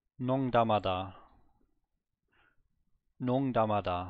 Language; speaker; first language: Korean; non-native, learner; German